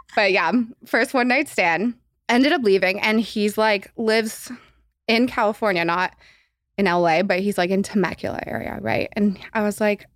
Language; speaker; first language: English; native; English